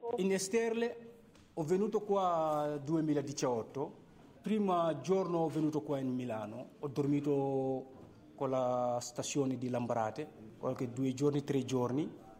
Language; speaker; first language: Italian; non-native, learner; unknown